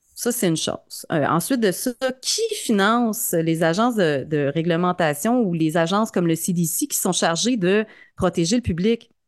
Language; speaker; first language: French; native; French